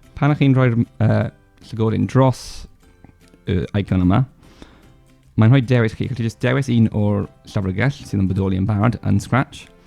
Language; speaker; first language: Welsh; non-native, local second language; English